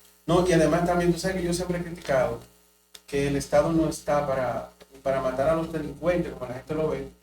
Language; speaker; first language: Spanish; native; Spanish